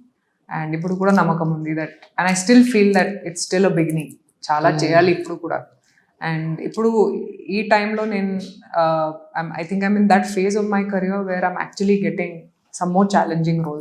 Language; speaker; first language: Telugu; non-native, local second language; Hindi